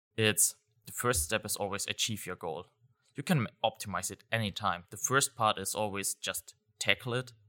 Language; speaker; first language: English; non-native, fluent; German